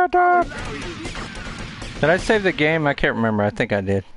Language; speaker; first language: English; native; English